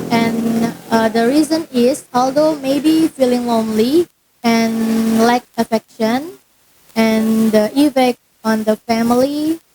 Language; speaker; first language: English; non-native, learner; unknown